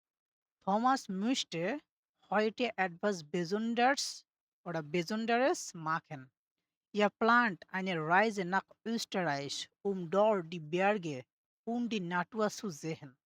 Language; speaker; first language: German; non-native, learner; Bangla